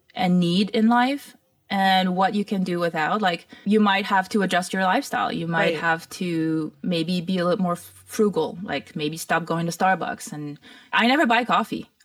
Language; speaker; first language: English; early bilingual, other home language; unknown